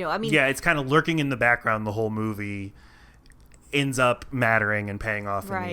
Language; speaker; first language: English; native; English